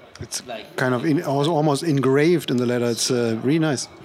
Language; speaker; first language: English; non-native, fluent; German